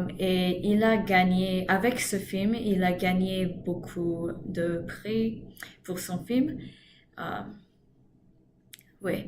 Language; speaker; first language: French; non-native, learner; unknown